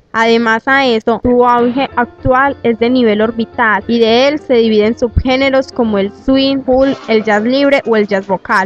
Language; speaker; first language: Spanish; native; Spanish